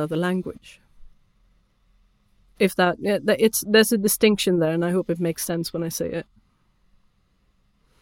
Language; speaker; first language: English; non-native, fluent; Swedish